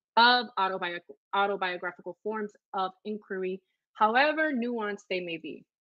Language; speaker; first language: English; early bilingual, other home language; Spanish